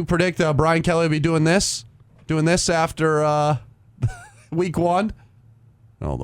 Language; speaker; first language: English; native; English